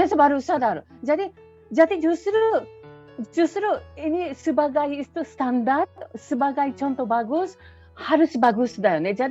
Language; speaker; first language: Indonesian; non-native, fluent; Japanese